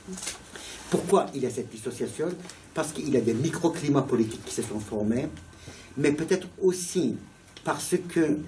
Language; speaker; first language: French; non-native, fluent; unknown